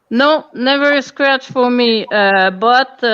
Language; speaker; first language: English; non-native, local second language; French